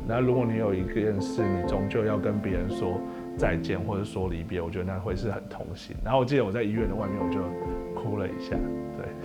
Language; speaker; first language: Chinese; native; Chinese